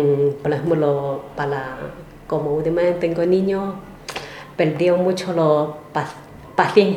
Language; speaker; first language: Spanish; non-native, learner; Chinese